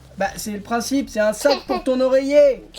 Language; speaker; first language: French; native; French